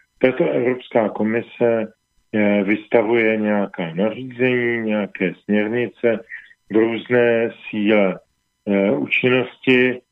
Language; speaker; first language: Czech; native; Czech